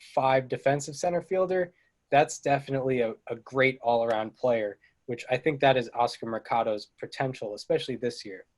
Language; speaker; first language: English; native; English